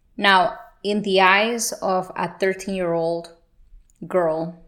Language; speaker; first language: English; early bilingual, other home language; Spanish